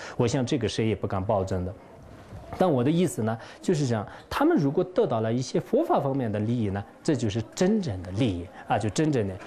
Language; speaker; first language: Chinese; non-native, local second language; Tibetan